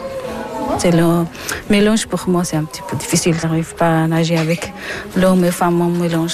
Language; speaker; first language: French; non-native, learner; Persian